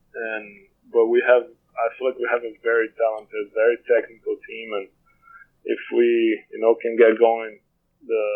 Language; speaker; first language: English; non-native, fluent; Portuguese